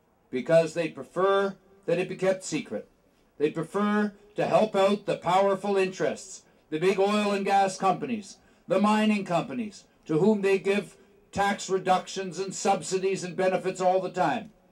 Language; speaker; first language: English; native; English